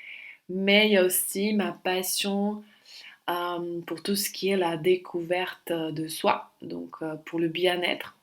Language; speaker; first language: French; non-native, fluent; Slovak